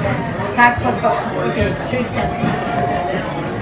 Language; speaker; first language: Danish; non-native, fluent; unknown